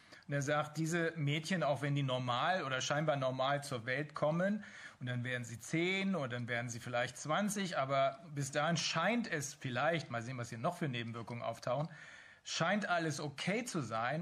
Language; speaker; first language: German; native; German